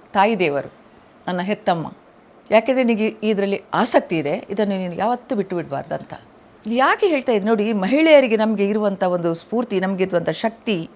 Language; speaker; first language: Kannada; non-native, local second language; Tulu